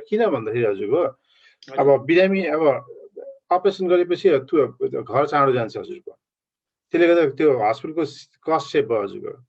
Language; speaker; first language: Nepali; native; Nepali